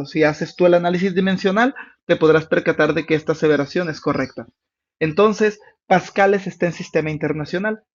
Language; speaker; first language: Spanish; native; Spanish